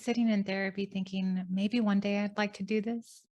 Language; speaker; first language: English; native; English